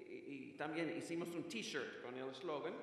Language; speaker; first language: Spanish; non-native, fluent; English